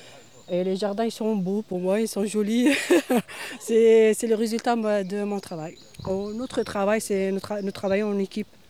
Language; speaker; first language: French; non-native, learner; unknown